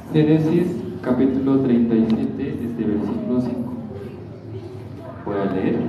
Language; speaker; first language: Spanish; non-native, learner; Korean